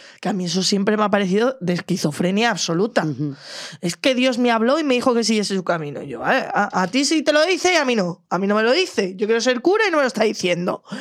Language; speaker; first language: Spanish; native; Spanish